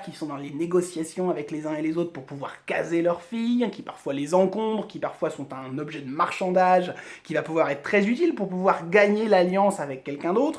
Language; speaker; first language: French; native; French